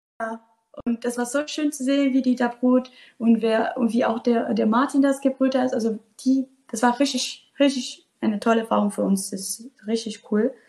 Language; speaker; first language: German; non-native, fluent; Portuguese